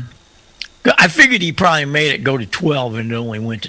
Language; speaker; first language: English; native; English